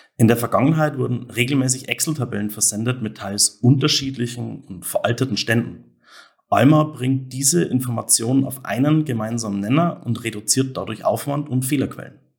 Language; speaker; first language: German; native; German